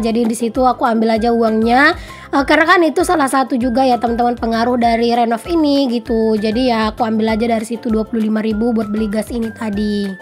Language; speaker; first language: Indonesian; native; Indonesian